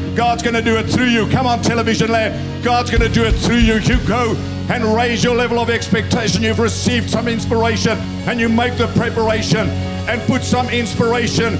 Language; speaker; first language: English; non-native, local second language; Afrikaans